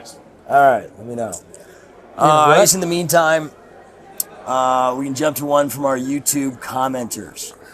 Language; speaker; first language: English; native; English